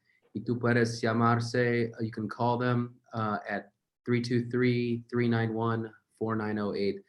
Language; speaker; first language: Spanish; non-native, learner; English